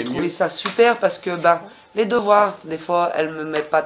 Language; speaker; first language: French; native; French